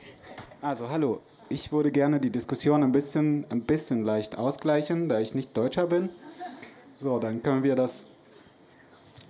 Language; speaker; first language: German; non-native, fluent; Arabic